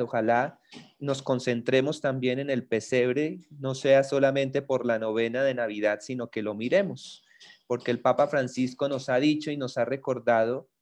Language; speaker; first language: Spanish; native; Spanish